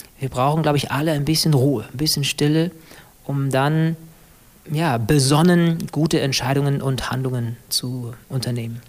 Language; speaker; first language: German; early bilingual, other home language; English